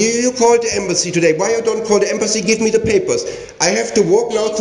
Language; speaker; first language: English; non-native, learner; German